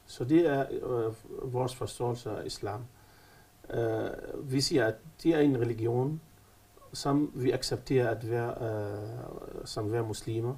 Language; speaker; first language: Danish; non-native, fluent; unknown